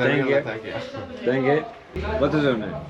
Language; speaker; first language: English; non-native, learner; Turkish